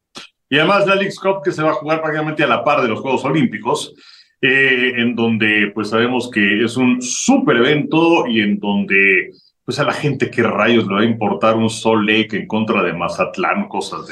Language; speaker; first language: Spanish; native; Spanish